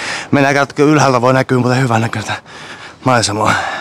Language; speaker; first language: Finnish; native; Finnish